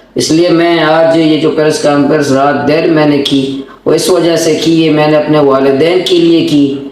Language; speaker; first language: Urdu; non-native, local second language; Baluchi